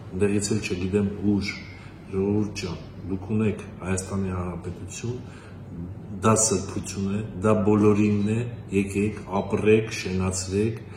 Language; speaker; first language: Armenian; native; Armenian